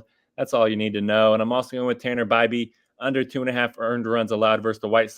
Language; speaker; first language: English; native; English